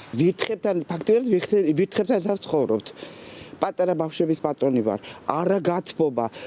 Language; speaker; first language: Georgian; native; Georgian